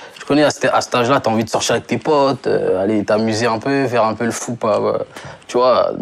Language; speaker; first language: French; non-native, local second language; Lingala